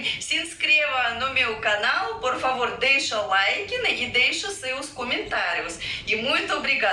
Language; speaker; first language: Portuguese; non-native, fluent; Russian